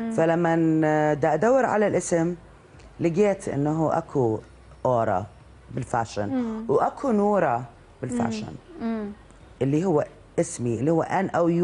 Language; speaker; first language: Arabic; native; Arabic